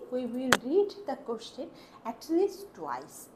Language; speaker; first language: English; non-native, local second language; Bangla